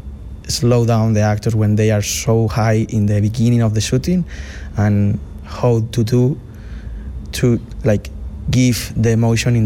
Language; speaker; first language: English; non-native, fluent; Spanish